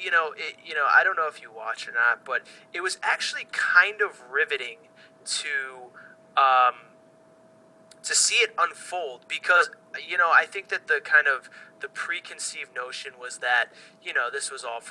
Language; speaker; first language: English; native; English